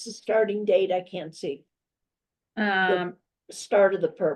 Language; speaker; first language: English; native; English